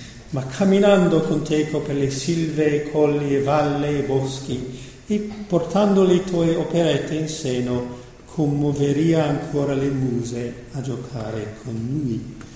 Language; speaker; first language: Italian; non-native, fluent; English